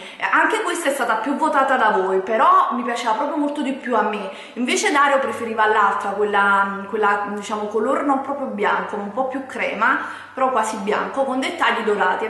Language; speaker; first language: Italian; native; Italian